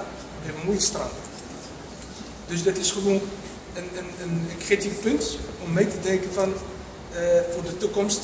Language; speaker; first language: Dutch; non-native, fluent; Riffian